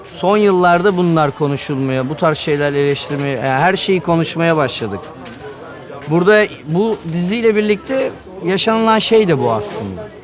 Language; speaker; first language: Turkish; native; Turkish